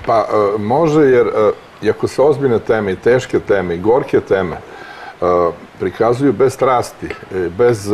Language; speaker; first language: Croatian; native; Croatian